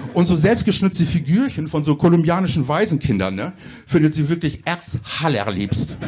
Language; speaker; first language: German; native; German